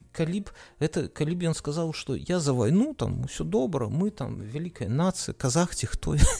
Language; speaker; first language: Belarusian; non-native, local second language; Russian